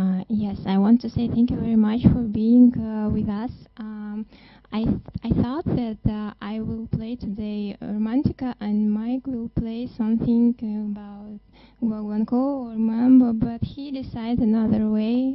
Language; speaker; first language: English; non-native, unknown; Russian